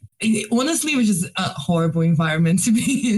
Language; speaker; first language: English; non-native, fluent; Portuguese